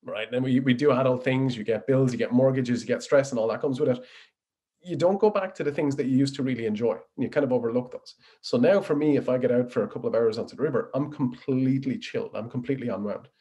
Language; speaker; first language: English; native; English